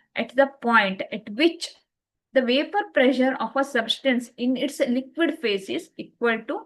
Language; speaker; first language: English; non-native, local second language; Kannada